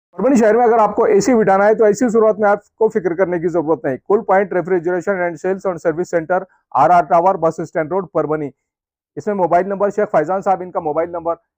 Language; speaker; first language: Hindi; non-native, local second language; Urdu